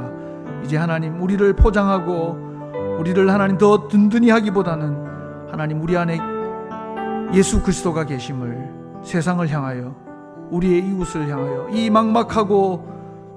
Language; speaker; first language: Korean; native; Korean